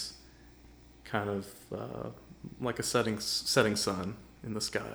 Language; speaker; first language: English; native; English